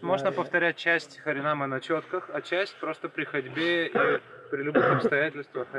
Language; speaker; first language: Russian; native; Russian